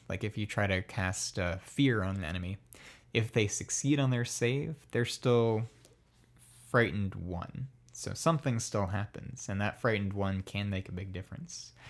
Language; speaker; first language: English; native; English